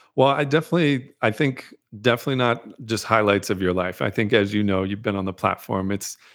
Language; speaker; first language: English; native; English